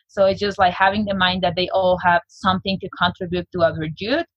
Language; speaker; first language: English; non-native, fluent; Spanish